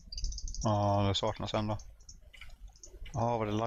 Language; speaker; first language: Swedish; native; Swedish